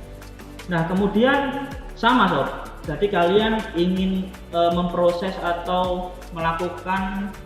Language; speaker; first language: Indonesian; native; Indonesian